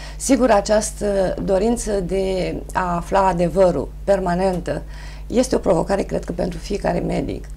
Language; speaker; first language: Romanian; native; Romanian